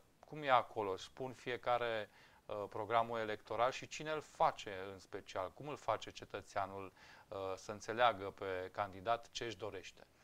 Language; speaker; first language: Romanian; native; Romanian